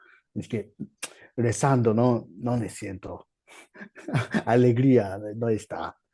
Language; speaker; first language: Spanish; non-native, learner; Igbo